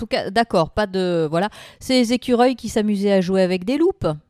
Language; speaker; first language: French; native; French